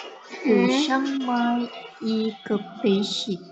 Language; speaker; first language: Chinese; non-native, learner; Indonesian